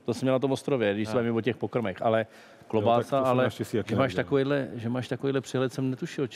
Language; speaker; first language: Czech; native; Czech